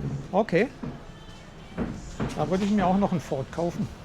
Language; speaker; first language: German; native; German